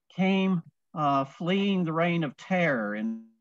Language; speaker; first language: English; native; English